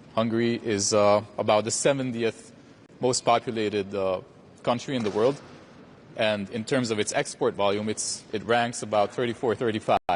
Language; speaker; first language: English; non-native, fluent; Hungarian